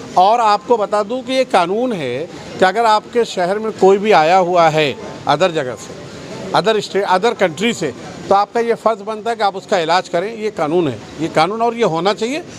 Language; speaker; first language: Hindi; native; Hindi